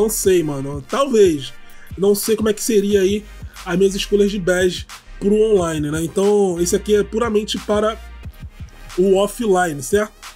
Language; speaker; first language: Portuguese; native; Portuguese